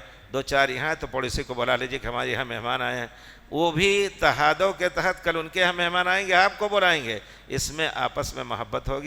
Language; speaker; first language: Urdu; native; Urdu